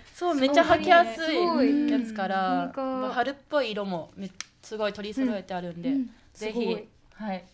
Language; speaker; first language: Japanese; native; Japanese